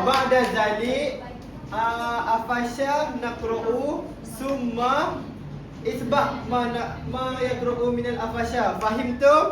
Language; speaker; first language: Arabic; non-native, learner; Malay